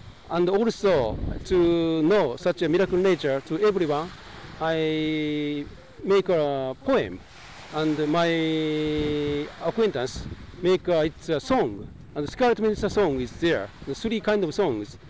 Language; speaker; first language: English; non-native, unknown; Japanese